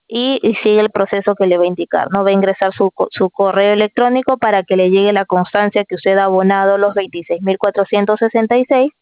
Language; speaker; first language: Spanish; native; Spanish